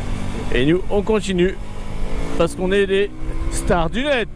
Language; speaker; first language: French; native; French